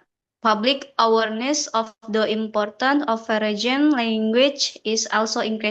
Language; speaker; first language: English; non-native, fluent; Indonesian